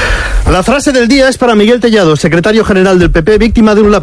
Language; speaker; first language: Spanish; native; Spanish